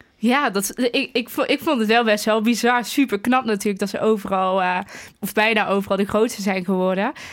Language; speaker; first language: Dutch; native; Dutch